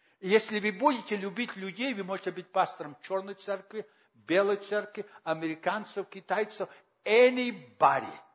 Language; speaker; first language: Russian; early bilingual, heritage; Russian